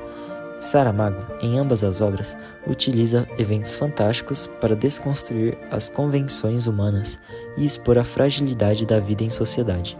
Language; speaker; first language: Portuguese; native; Portuguese